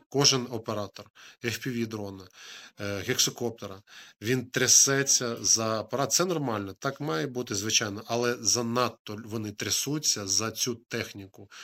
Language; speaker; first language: Ukrainian; native; Ukrainian